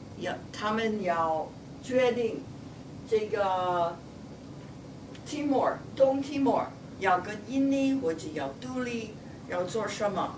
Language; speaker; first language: Chinese; non-native, fluent; English